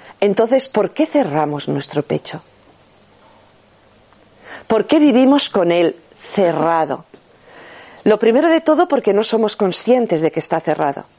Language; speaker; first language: Spanish; native; Spanish